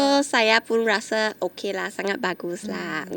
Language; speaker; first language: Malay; non-native, local second language; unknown